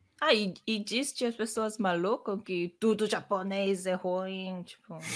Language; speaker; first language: Portuguese; non-native, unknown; Korean